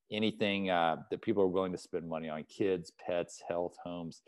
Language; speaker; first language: English; native; English